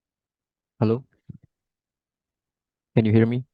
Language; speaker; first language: English; non-native, learner; Indonesian